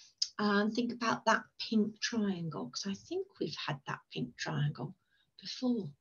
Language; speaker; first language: English; native; English